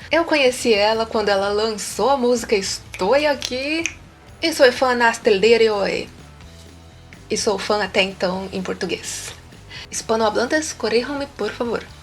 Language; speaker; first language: Portuguese; native; Portuguese